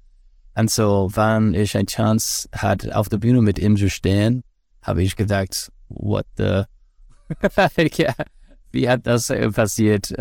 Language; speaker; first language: German; non-native, learner; English